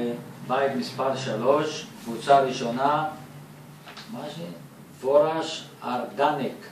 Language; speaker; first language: Hebrew; native; Hebrew